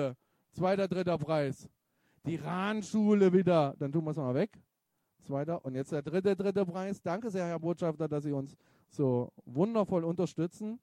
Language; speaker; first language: German; native; German